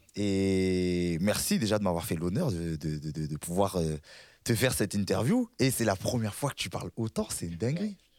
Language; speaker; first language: French; native; French